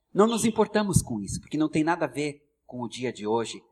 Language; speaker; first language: Portuguese; non-native, fluent; English